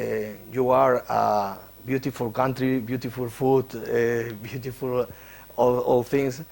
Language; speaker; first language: English; non-native, learner; Spanish